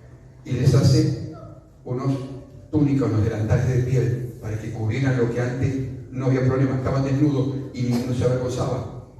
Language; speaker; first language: Spanish; native; Spanish